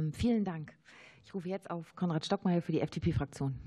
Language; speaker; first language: German; native; German